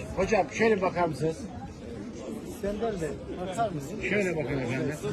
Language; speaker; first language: Turkish; native; Turkish